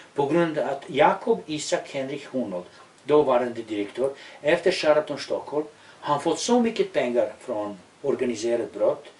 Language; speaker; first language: Swedish; non-native, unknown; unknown